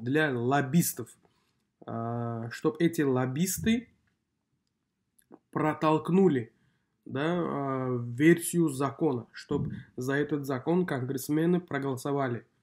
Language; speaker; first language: Russian; non-native, local second language; Uzbek